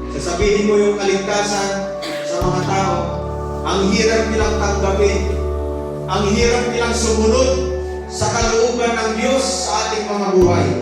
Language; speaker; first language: Filipino; non-native, local second language; Iloko